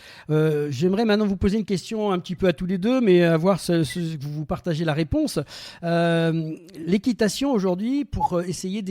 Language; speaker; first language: French; native; French